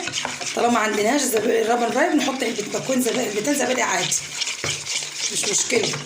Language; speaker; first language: Arabic; native; Arabic